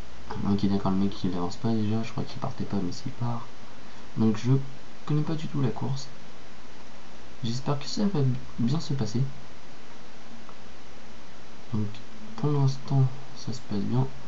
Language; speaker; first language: French; native; French